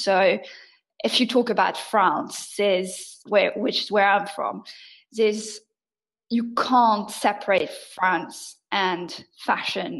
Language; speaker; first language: English; non-native, fluent; French